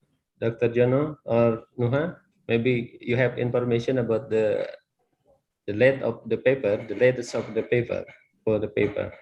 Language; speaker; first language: English; non-native, learner; Indonesian